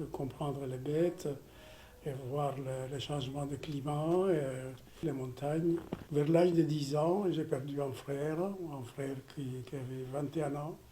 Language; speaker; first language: French; non-native, fluent; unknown